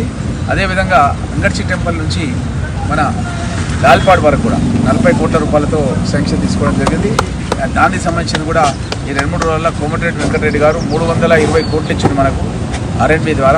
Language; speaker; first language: Telugu; native; Telugu